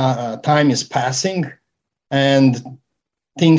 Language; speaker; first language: English; non-native, fluent; Serbian